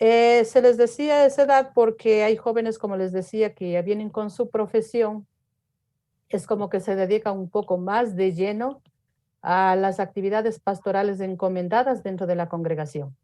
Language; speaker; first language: Spanish; native; Spanish